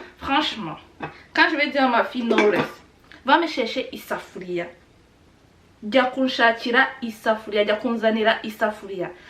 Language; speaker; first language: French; non-native, local second language; Kinyarwanda